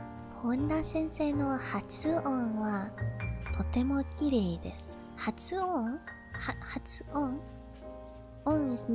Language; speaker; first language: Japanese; non-native, learner; English